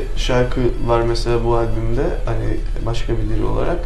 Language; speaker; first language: Turkish; non-native, local second language; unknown